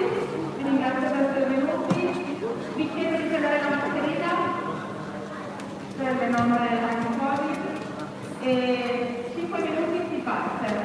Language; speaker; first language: Italian; native; Italian